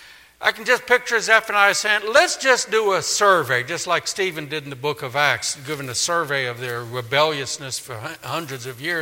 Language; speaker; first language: English; native; English